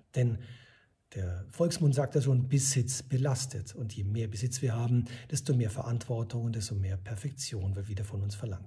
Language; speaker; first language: German; native; German